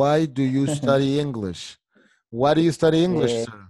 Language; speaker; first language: English; non-native, fluent; Spanish